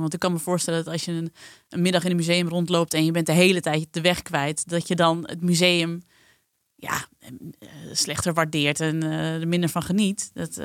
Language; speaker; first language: Dutch; native; Dutch